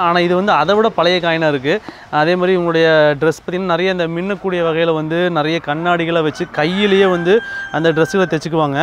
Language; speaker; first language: Tamil; native; Tamil